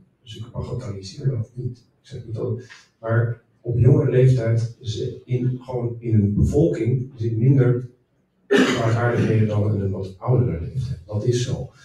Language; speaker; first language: Dutch; native; Dutch